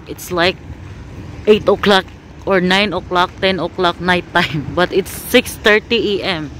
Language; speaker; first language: English; non-native, local second language; Filipino